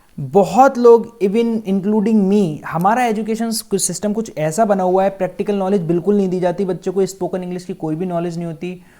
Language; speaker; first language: Hindi; native; Hindi